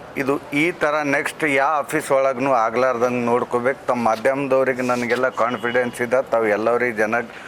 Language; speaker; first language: Kannada; non-native, local second language; Lambadi